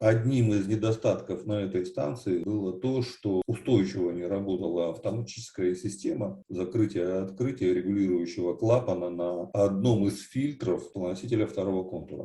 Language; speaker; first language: Russian; native; Russian